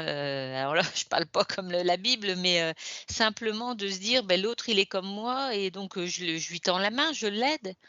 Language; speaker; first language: French; native; French